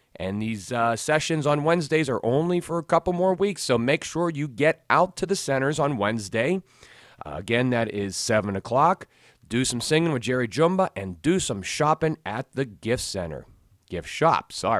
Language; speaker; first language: English; native; English